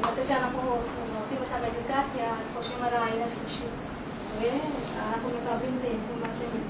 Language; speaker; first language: Hebrew; non-native, fluent; Marathi